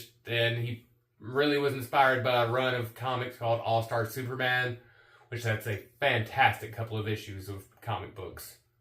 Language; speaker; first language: English; native; English